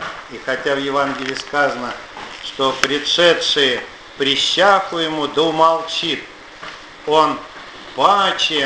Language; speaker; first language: Russian; native; Russian